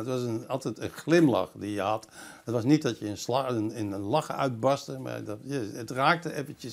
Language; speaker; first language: Dutch; native; Dutch